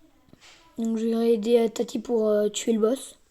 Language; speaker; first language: French; native; French